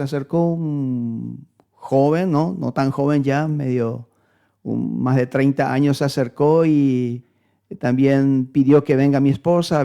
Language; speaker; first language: Spanish; native; Spanish